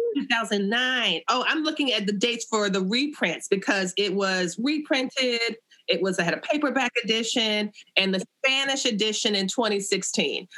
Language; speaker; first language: English; native; English